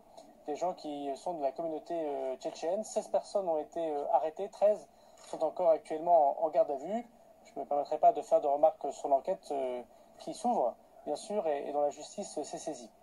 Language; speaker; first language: French; native; French